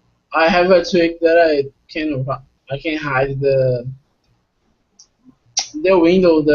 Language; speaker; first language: English; non-native, fluent; Portuguese